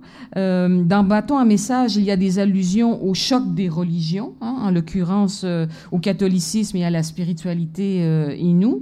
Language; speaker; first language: French; native; French